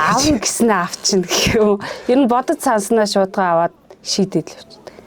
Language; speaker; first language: Mongolian; native; Mongolian